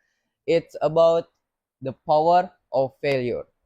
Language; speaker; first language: English; non-native, learner; Indonesian